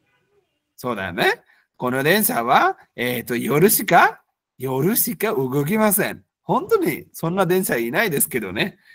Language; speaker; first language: Japanese; non-native, fluent; Bangla